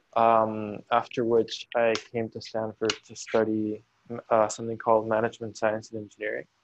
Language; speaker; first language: English; non-native, fluent; Spanish